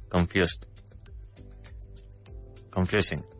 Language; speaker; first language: English; non-native, fluent; Spanish